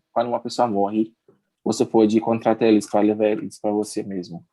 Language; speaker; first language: Portuguese; non-native, learner; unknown